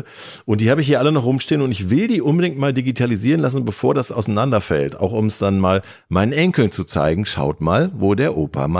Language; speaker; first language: German; native; German